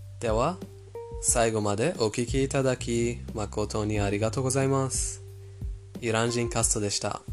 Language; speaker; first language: Japanese; non-native, fluent; Persian